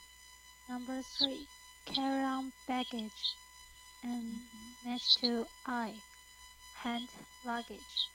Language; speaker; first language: English; non-native, learner; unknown